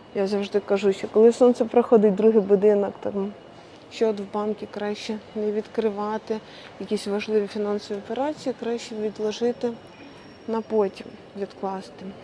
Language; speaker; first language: Ukrainian; non-native, local second language; Russian